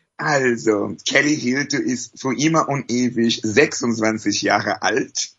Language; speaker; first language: German; non-native, fluent; Portuguese